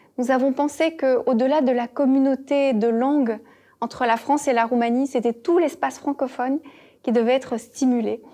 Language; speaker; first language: French; native; French